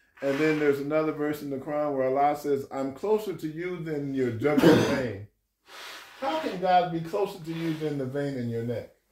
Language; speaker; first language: English; native; English